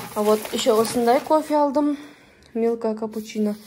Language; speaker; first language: Russian; non-native, local second language; Kazakh